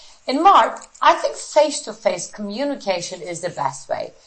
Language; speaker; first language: English; non-native, fluent; Turkish